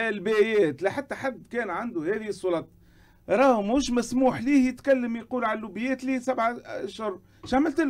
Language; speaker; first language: Arabic; native; Arabic